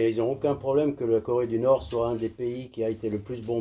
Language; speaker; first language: French; native; French